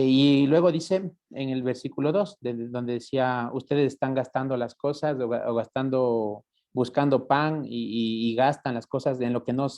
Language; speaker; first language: Spanish; native; Spanish